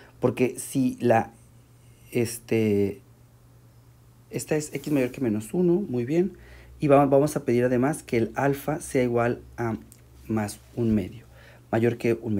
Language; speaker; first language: Spanish; native; Spanish